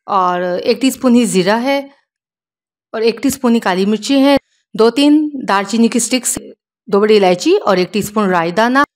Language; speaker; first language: Urdu; native; Urdu